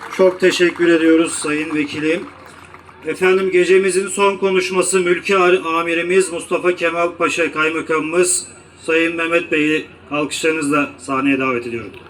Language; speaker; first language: Turkish; native; Turkish